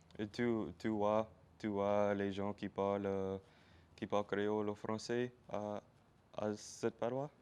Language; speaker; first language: French; non-native, local second language; English